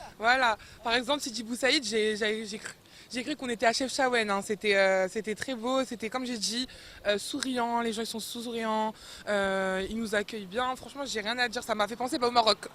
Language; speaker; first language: French; native; French